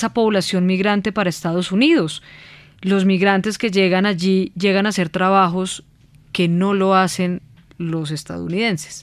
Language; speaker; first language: Spanish; native; Spanish